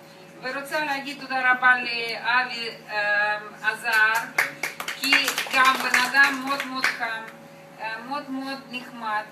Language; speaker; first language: Hebrew; non-native, learner; Russian